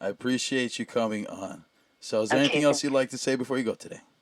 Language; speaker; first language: English; native; English